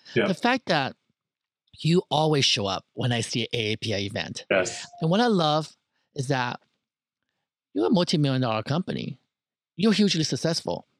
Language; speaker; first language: English; early bilingual, other home language; Chinese